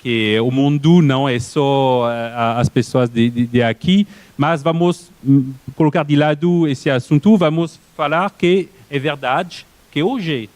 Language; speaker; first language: Portuguese; non-native, fluent; French